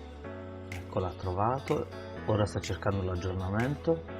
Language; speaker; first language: Italian; native; Italian